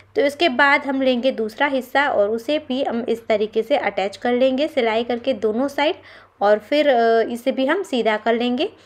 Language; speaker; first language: Hindi; non-native, local second language; Gujarati